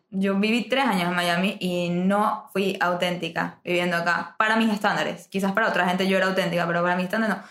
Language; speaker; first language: Spanish; native; Spanish